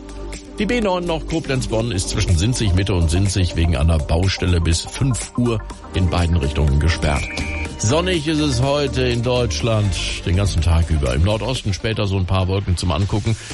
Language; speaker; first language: German; native; German